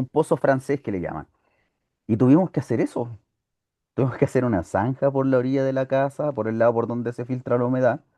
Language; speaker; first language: Spanish; native; Spanish